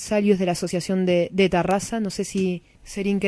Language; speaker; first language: Spanish; native; Spanish